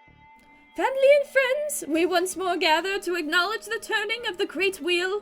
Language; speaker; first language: English; native; English